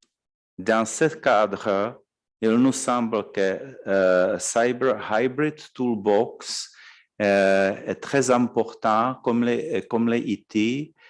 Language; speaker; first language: French; non-native, fluent; Czech